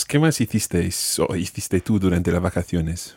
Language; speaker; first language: Spanish; non-native, fluent; English